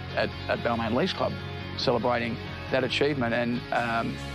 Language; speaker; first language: English; native; English